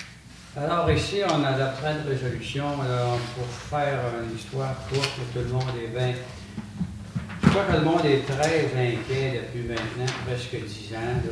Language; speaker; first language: French; native; French